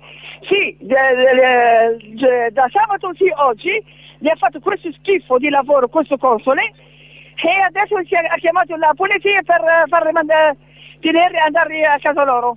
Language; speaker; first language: Italian; non-native, fluent; Arabic